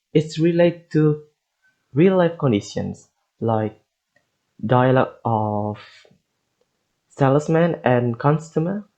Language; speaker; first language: English; non-native, learner; Indonesian